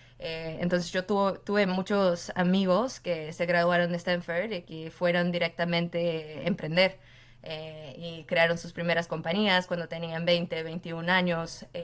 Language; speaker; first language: Spanish; non-native, fluent; Portuguese